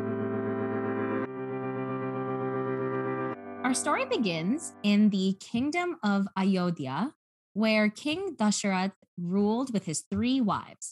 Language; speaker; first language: English; native; English